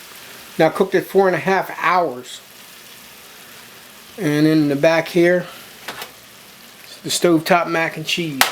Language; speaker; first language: English; native; English